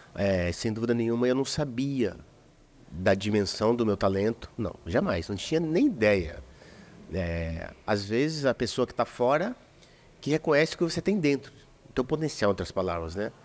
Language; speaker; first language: Portuguese; native; Portuguese